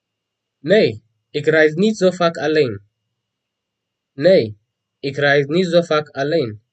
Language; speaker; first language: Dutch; non-native, fluent; Tigrinya